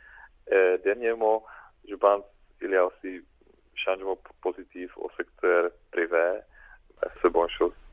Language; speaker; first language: French; non-native, fluent; Czech